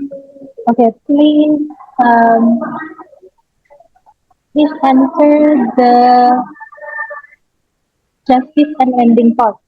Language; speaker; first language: English; non-native, learner; Indonesian